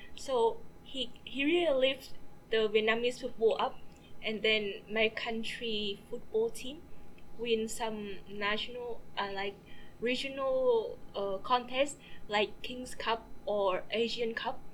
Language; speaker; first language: English; non-native, fluent; Vietnamese